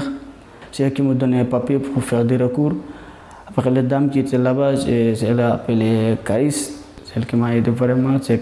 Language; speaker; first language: French; non-native, learner; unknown